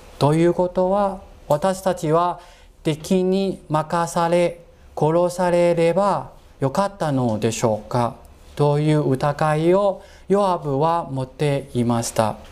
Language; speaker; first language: Japanese; non-native, fluent; Cantonese